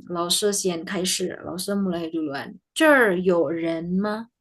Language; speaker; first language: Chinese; non-native, fluent; Indonesian